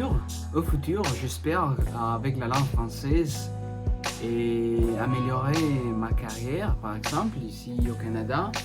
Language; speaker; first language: French; non-native, learner; Spanish